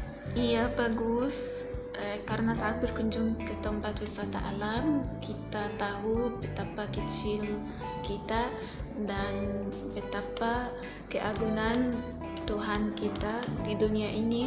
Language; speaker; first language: Indonesian; non-native, learner; Arabic